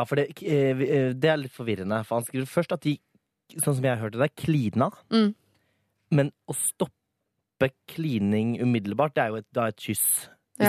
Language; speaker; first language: Norwegian; native; Norwegian